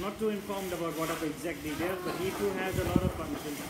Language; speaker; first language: English; non-native, local second language; Konkani